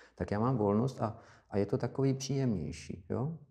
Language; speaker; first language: Czech; native; Czech